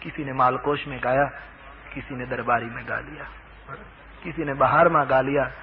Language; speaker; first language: Hindi; non-native, local second language; Gujarati